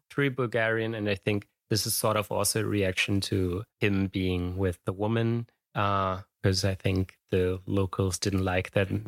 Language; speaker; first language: English; non-native, fluent; German